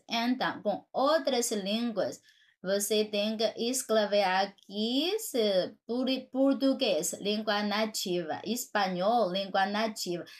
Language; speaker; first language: Portuguese; non-native, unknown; Chinese